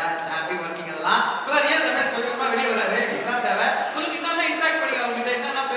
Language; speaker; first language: Tamil; native; Tamil